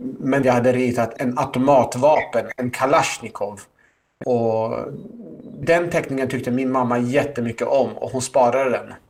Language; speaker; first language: Swedish; early bilingual, other home language; Persian